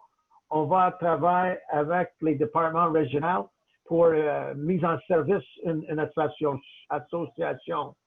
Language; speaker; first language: French; non-native, local second language; English